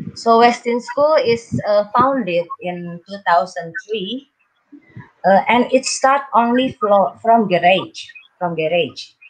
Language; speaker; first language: English; non-native, learner; Indonesian